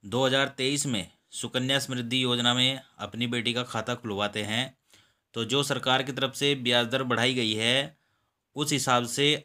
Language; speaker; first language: Hindi; native; Hindi